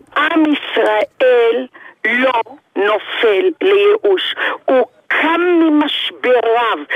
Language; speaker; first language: Hebrew; early bilingual, other home language; Arabic